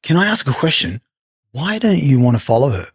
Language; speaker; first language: English; native; English